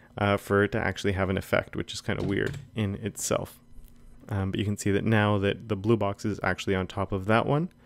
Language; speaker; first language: English; native; English